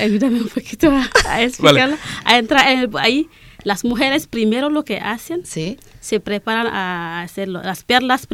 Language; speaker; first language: Spanish; non-native, learner; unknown